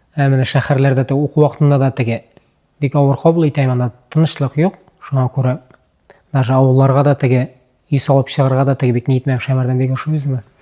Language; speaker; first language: Tatar; early bilingual, other home language; Uzbek